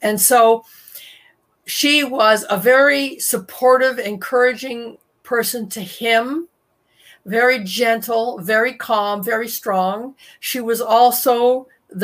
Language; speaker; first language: English; native; English